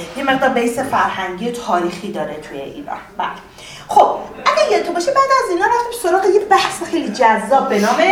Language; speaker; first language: Persian; native; Persian